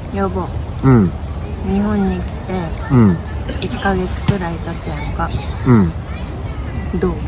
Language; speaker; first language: Korean; non-native, learner; Japanese